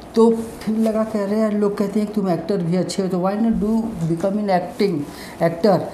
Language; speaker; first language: Hindi; native; Hindi